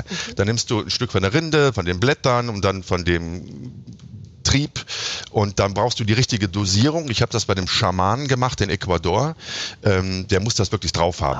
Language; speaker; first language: German; native; German